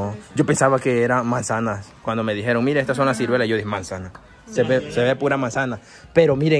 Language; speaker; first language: Spanish; native; Spanish